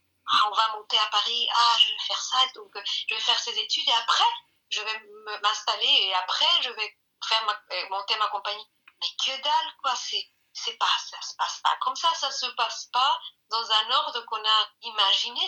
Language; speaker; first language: French; non-native, fluent; Spanish